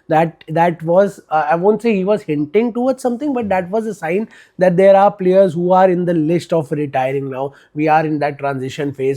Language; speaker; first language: English; non-native, local second language; Hindi